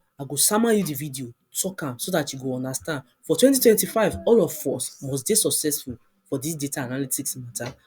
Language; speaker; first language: Nigerian Pidgin; non-native, local second language; Yoruba